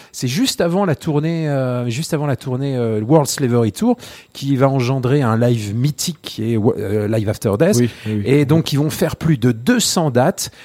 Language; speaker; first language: French; native; French